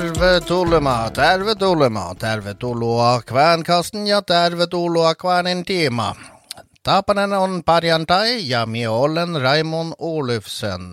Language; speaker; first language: Finnish; non-native, learner; Norwegian